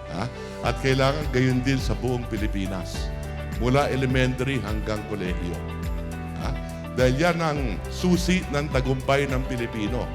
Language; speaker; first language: Filipino; native; Filipino